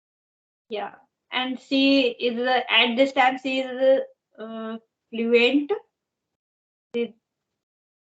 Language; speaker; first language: English; non-native, learner; Hindi